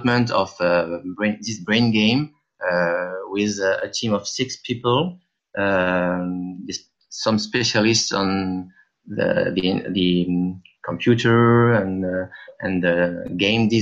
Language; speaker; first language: English; non-native, fluent; French